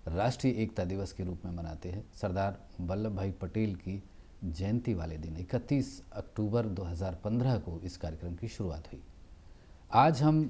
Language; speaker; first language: Hindi; native; Hindi